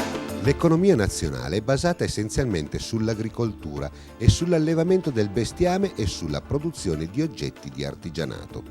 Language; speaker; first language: Italian; native; Italian